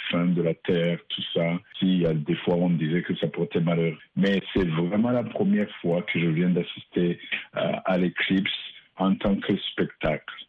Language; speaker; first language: French; non-native, local second language; Rundi